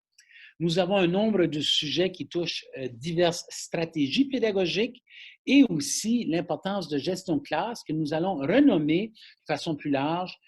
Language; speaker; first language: French; native; French